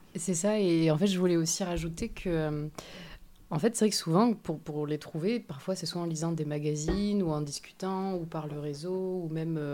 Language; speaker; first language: French; native; French